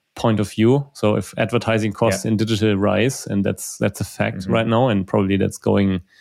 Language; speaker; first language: English; non-native, fluent; German